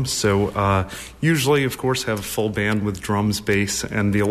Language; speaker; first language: English; native; English